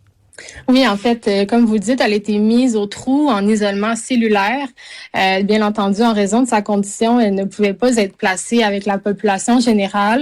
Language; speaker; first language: French; native; French